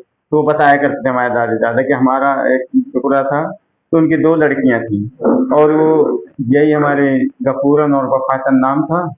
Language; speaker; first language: Hindi; native; Hindi